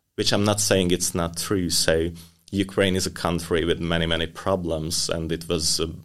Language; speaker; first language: English; non-native, fluent; Hungarian